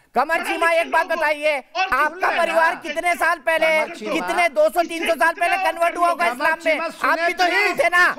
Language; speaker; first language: Hindi; native; Hindi